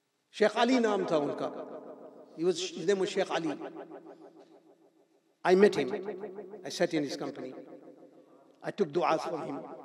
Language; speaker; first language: English; non-native, local second language; Urdu